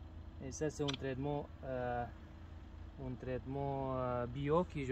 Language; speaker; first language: French; non-native, learner; Romanian